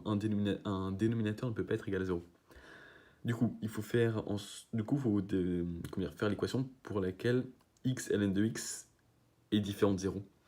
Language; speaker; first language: French; native; French